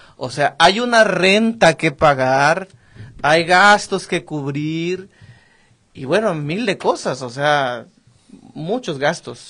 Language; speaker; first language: Spanish; native; Spanish